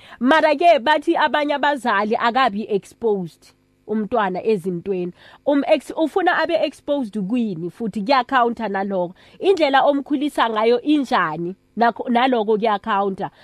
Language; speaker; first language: Zulu; native; Zulu